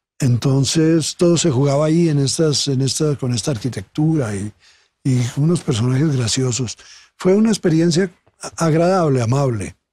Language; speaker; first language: Spanish; native; Spanish